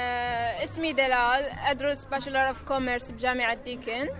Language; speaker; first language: Arabic; native; Arabic